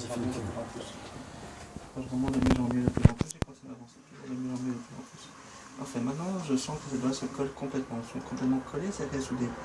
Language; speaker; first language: French; native; French